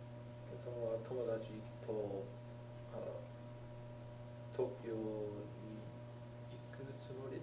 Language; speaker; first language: Japanese; non-native, learner; English